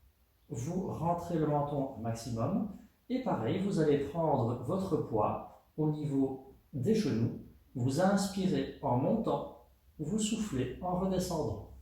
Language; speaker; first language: French; native; French